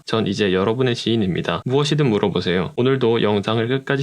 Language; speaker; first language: Korean; native; Korean